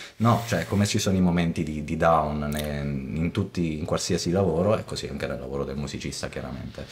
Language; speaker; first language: Italian; native; Italian